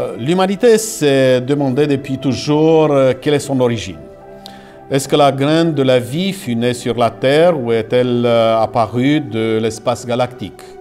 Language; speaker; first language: French; non-native, fluent; Romanian